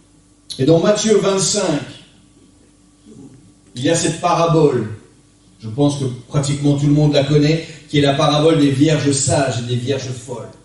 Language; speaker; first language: French; native; French